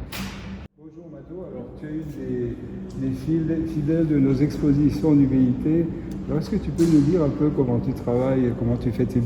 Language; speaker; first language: French; native; French